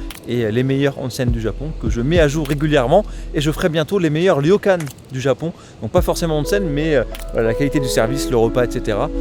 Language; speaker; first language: French; native; French